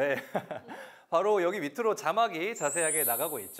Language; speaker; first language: Korean; native; Korean